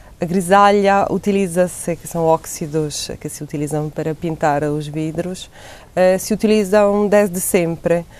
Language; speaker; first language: Portuguese; non-native, fluent; Italian